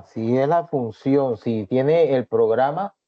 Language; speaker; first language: Spanish; native; Spanish